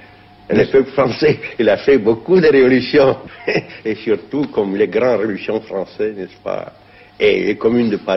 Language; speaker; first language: French; non-native, fluent; Russian